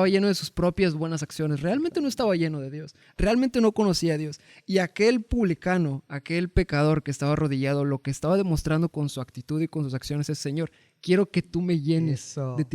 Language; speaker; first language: Spanish; native; Spanish